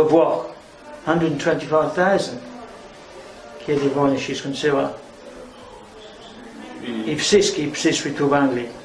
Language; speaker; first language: Polish; early bilingual, heritage; English